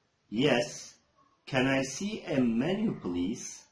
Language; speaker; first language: English; non-native, fluent; Turkish